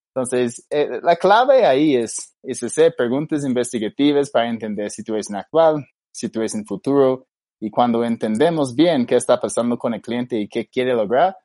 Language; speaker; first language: Spanish; non-native, fluent; English